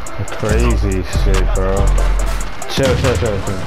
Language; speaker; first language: English; native; English